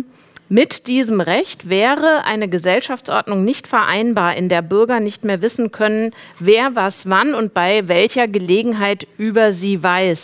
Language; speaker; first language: German; native; German